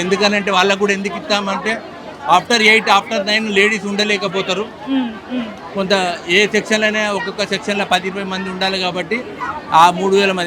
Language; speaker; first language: Telugu; native; Telugu